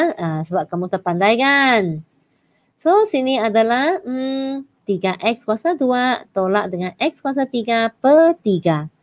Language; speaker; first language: Malay; non-native, local second language; Chinese